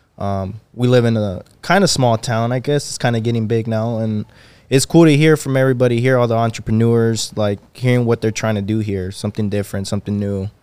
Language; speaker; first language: English; native; English